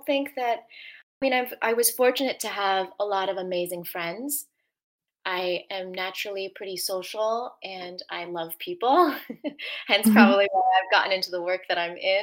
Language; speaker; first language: English; native; English